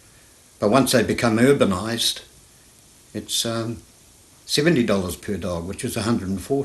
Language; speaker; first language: English; native; English